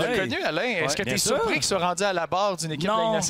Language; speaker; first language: French; native; French